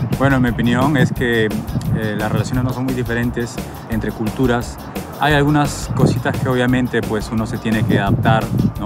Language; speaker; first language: Spanish; native; Spanish